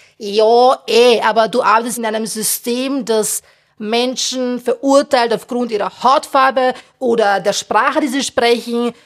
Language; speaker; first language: German; early bilingual, other home language; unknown